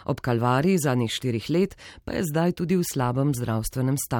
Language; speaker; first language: Slovenian; native; Slovenian